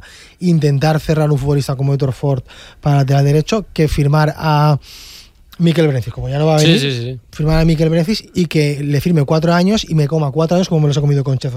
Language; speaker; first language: Spanish; native; Spanish